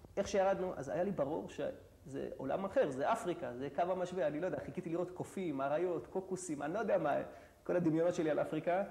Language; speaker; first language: Hebrew; native; Hebrew